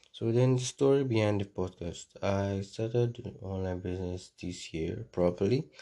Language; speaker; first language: English; non-native, local second language; Yoruba